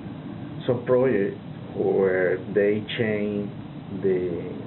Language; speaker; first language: English; non-native, learner; Spanish